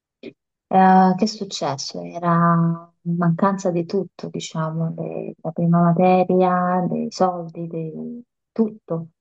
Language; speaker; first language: Italian; non-native, fluent; Romanian